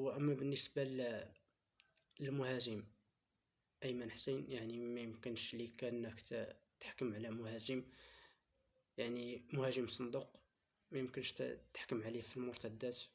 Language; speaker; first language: Arabic; native; Arabic